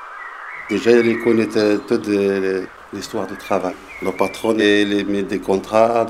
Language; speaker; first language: French; non-native, learner; Arabic